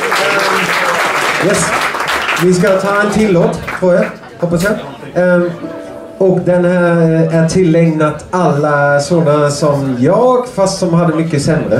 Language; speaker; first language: Swedish; non-native, fluent; German